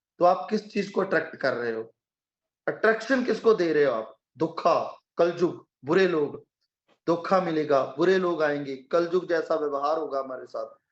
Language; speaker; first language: Hindi; non-native, local second language; Punjabi